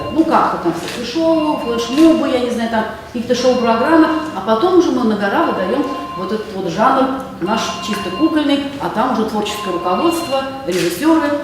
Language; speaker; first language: Russian; native; Russian